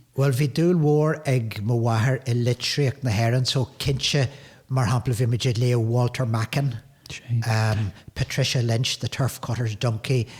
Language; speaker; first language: Irish; non-native, local second language; English